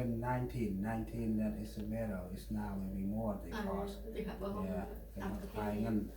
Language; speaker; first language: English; non-native, learner; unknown